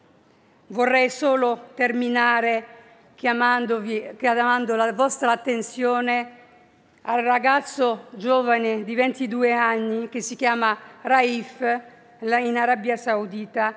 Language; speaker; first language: Italian; non-native, fluent; Arabic